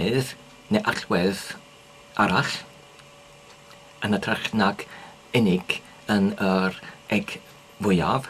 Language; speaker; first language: Welsh; non-native, learner; English